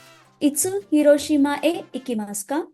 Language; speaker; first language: Japanese; non-native, fluent; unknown